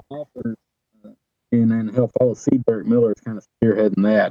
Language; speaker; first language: English; native; English